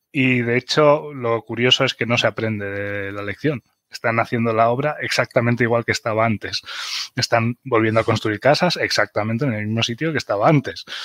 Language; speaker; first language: Spanish; early bilingual, other home language; German